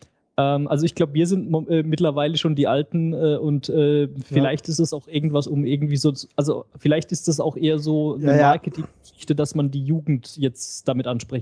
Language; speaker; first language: German; native; German